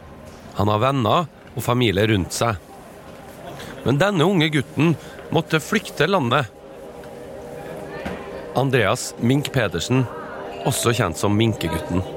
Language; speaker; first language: Norwegian; native; Norwegian